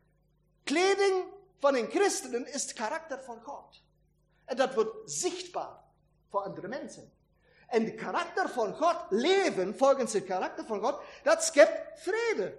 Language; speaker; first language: Dutch; non-native, learner; German